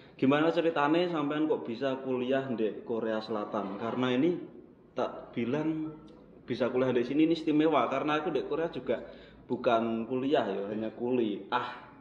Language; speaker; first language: Indonesian; native; Indonesian